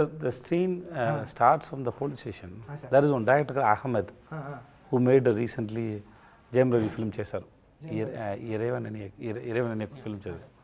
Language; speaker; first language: Telugu; non-native, learner; Tamil